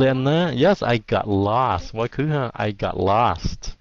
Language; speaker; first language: English; non-native, fluent; Vietnamese